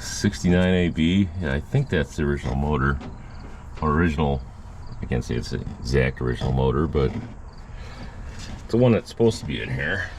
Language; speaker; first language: English; native; English